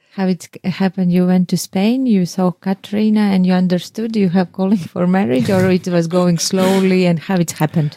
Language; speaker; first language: English; non-native, learner; Latvian